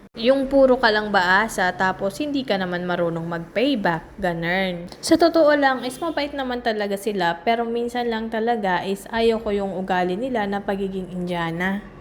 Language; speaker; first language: Filipino; native; Filipino